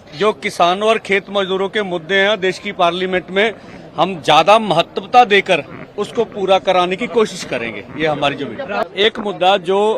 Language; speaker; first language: Hindi; non-native, local second language; Punjabi